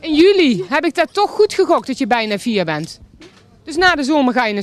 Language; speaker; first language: Dutch; native; Dutch